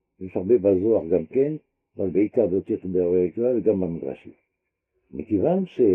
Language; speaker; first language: Hebrew; non-native, fluent; French